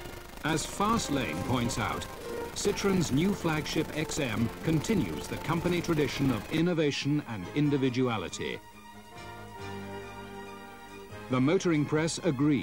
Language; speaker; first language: English; native; English